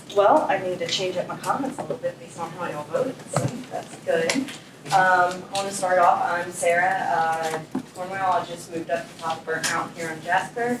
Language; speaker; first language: English; native; English